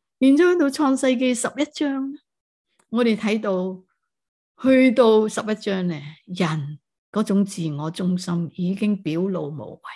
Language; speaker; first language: Chinese; non-native, local second language; Cantonese